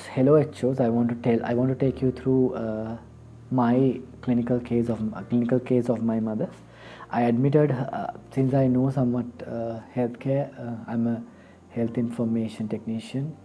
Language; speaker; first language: English; non-native, local second language; Sinhala